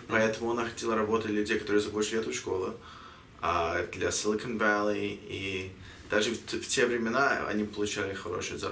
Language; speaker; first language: Russian; early bilingual, heritage; Russian